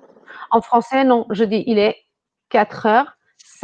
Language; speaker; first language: French; non-native, fluent; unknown